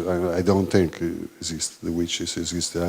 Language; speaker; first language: English; non-native, learner; Italian